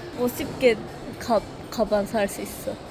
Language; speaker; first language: Korean; non-native, learner; Japanese